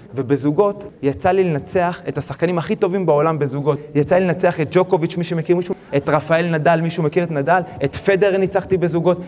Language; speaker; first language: Hebrew; early bilingual, other home language; Spanish